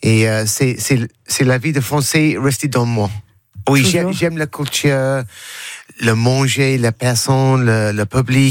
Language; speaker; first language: French; non-native, learner; English